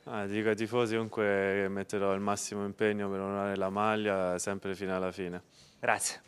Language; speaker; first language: Italian; native; Italian